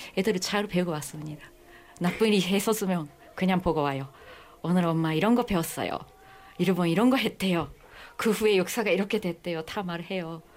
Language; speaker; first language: Korean; non-native, learner; Japanese